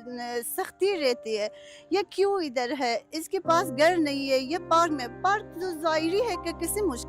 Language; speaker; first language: Hindi; non-native, learner; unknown